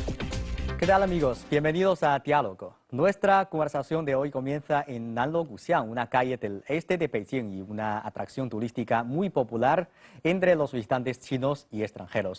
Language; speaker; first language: Spanish; non-native, fluent; Chinese